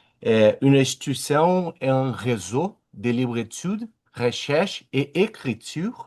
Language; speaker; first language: French; non-native, learner; Portuguese